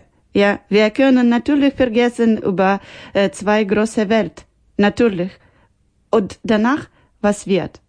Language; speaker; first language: German; non-native, learner; Ukrainian